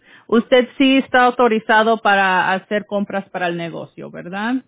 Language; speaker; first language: Spanish; early bilingual, heritage; Spanish